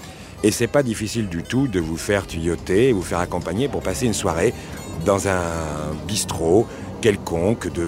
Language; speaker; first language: French; native; French